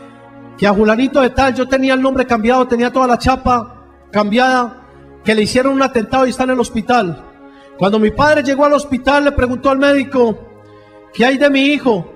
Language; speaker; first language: Spanish; native; Spanish